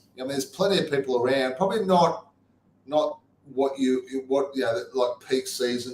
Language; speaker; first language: English; native; English